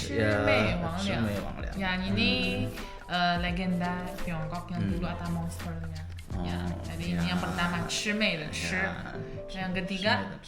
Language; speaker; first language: Indonesian; non-native, fluent; Chinese